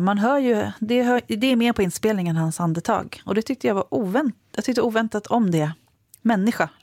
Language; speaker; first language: Swedish; native; Swedish